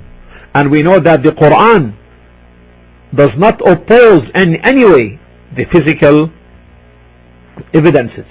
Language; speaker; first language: English; non-native, fluent; Arabic